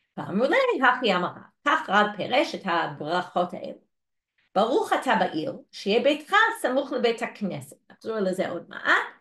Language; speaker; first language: Hebrew; non-native, fluent; English